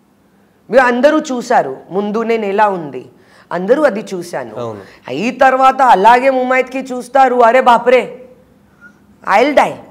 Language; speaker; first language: Telugu; non-native, learner; Hindi